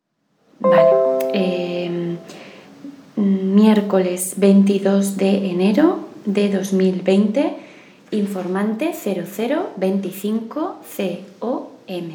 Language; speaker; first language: Spanish; native; Spanish